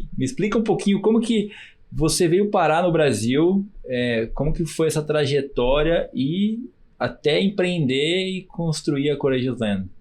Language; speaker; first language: Portuguese; native; Portuguese